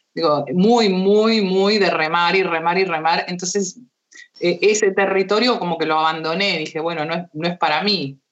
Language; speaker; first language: Spanish; early bilingual, heritage; Spanish